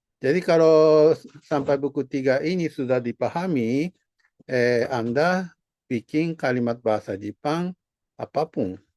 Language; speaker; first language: Indonesian; non-native, fluent; Japanese